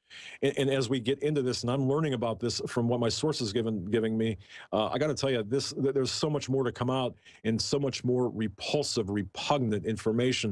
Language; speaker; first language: English; native; English